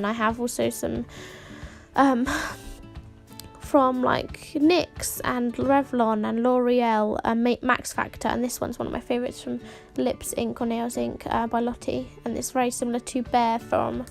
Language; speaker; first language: English; native; English